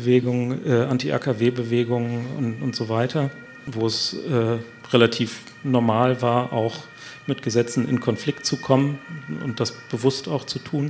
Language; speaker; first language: German; native; German